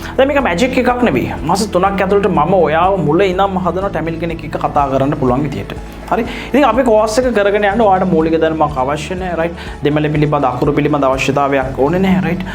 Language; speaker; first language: Sinhala; non-native, local second language; Tamil